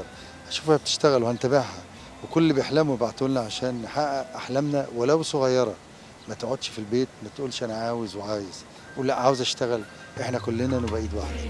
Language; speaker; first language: Arabic; native; Arabic